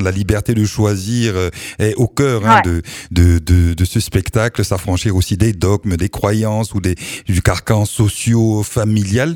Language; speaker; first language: French; native; French